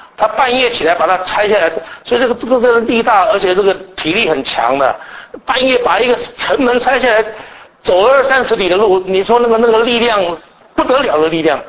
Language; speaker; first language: Chinese; native; Chinese